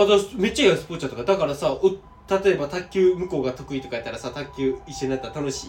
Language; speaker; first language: Japanese; native; Japanese